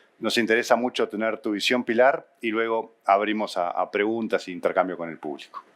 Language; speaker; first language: Spanish; native; Spanish